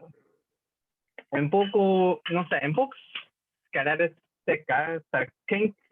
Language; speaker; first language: Portuguese; non-native, fluent; Japanese